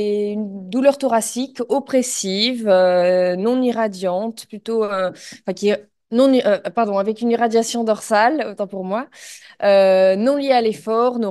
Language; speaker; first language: French; native; French